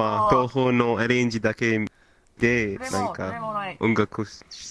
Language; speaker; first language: Japanese; non-native, learner; Arabic